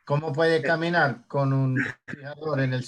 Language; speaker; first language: Spanish; non-native, learner; English